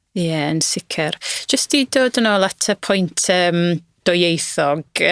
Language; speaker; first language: Welsh; non-native, local second language; English